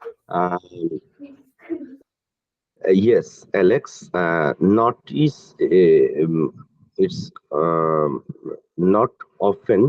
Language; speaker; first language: English; non-native, learner; Bangla